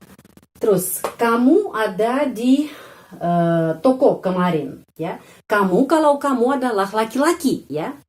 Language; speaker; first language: Indonesian; non-native, fluent; Russian